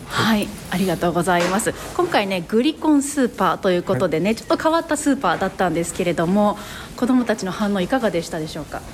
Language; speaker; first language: Japanese; native; Japanese